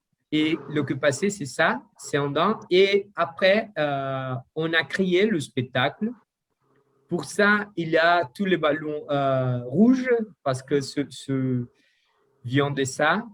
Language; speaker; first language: French; non-native, learner; Portuguese